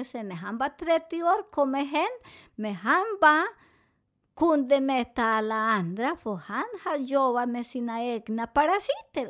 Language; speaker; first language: Swedish; non-native, learner; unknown